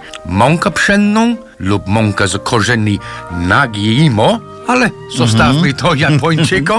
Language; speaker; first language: Polish; non-native, learner; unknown